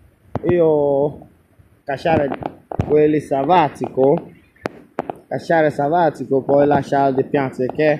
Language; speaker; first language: Italian; non-native, learner; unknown